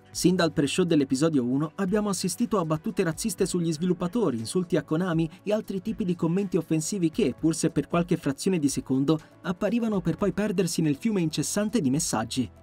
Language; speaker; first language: Italian; native; Italian